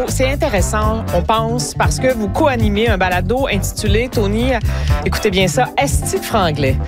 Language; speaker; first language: French; native; French